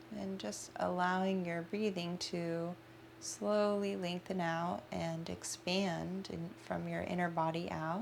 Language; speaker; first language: English; native; English